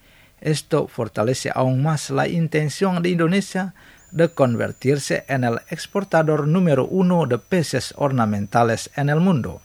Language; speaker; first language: Spanish; non-native, fluent; Indonesian